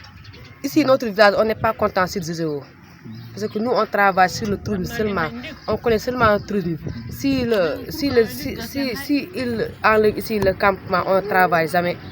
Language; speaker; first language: French; non-native, local second language; Wolof